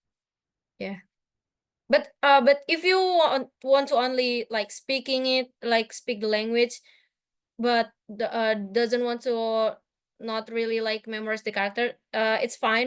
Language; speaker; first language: English; non-native, fluent; Indonesian